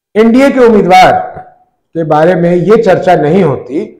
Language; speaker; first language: Hindi; native; Hindi